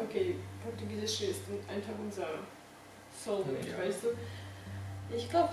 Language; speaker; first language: German; non-native, fluent; Romanian